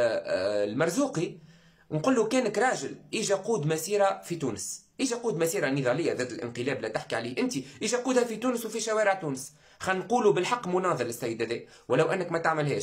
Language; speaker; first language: Arabic; native; Arabic